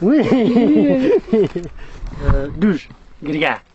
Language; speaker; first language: French; non-native, learner; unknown